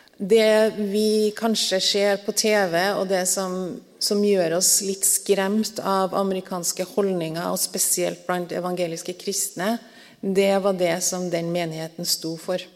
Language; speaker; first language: Norwegian; native; Norwegian